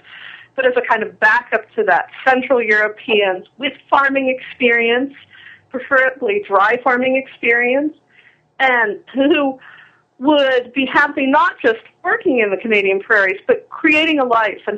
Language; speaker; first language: English; native; English